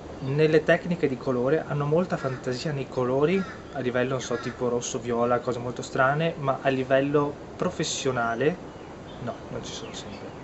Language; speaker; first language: Italian; native; Italian